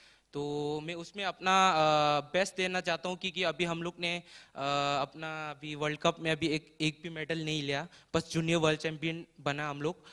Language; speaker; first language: Hindi; non-native, local second language; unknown